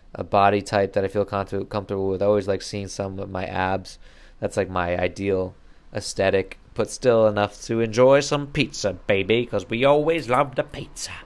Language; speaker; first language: English; native; English